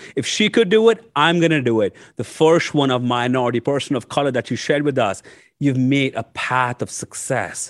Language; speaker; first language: English; non-native, local second language; Hindi